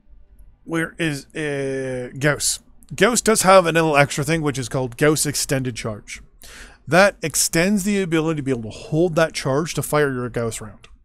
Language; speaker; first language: English; native; English